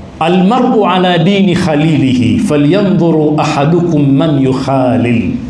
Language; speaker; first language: Swahili; native; Swahili